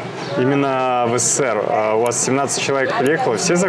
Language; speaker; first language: Russian; native; Russian